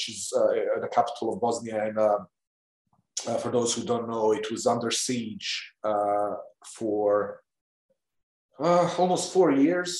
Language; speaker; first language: English; non-native, fluent; Bosnian